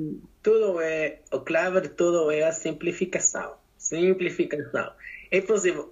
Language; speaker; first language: Portuguese; non-native, learner; Spanish